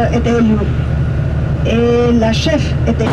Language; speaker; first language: French; non-native, fluent; Hindi